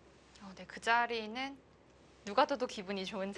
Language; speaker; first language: Korean; native; Korean